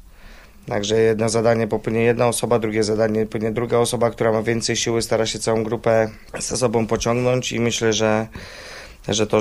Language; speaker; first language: Polish; native; Polish